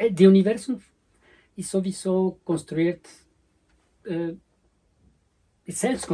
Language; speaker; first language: German; non-native, learner; Spanish